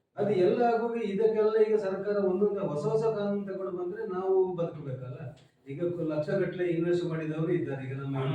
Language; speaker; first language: Kannada; native; Kannada